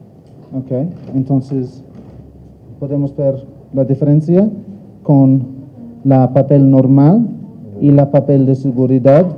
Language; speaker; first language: Spanish; non-native, learner; English